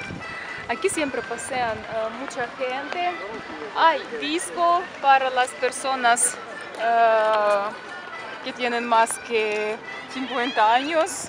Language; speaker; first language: Spanish; non-native, fluent; Russian